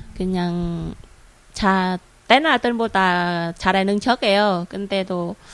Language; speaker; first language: Korean; non-native, fluent; Vietnamese